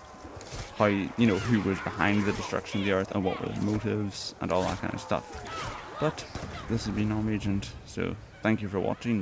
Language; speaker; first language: English; native; English